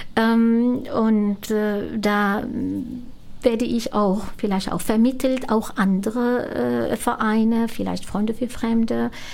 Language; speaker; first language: German; non-native, fluent; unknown